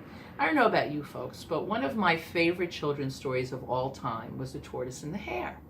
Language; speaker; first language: English; native; English